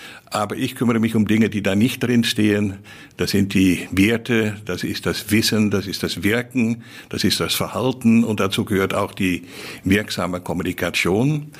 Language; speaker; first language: German; non-native, fluent; Dutch